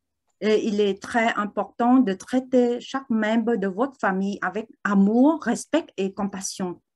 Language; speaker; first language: French; non-native, learner; Vietnamese